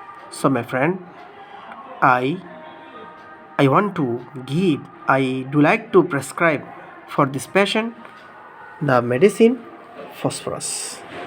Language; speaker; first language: English; non-native, local second language; Bangla